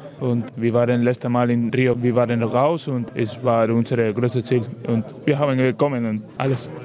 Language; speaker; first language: German; non-native, learner; Spanish